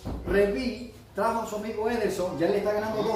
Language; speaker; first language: Spanish; native; Spanish